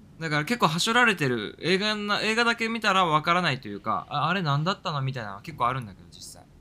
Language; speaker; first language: Japanese; native; Japanese